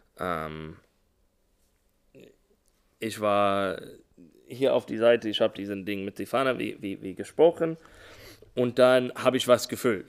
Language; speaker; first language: German; non-native, learner; English